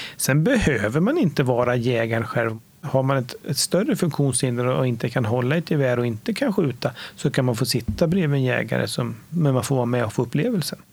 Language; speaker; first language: Swedish; native; Swedish